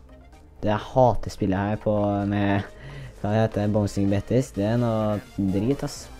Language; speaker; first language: Norwegian; native; Norwegian